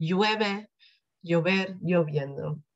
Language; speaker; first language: Spanish; non-native, fluent; Dutch